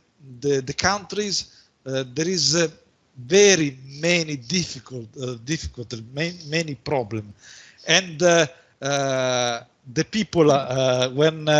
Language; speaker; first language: English; non-native, learner; Italian